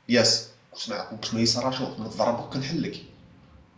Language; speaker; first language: Arabic; native; Arabic